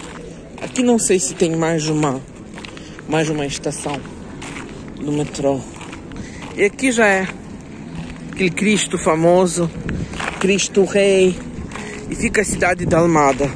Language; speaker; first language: Portuguese; non-native, fluent; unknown